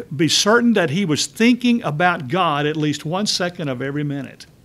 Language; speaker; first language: English; native; English